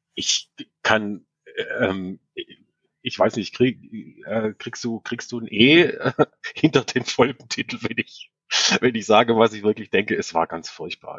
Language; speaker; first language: German; native; German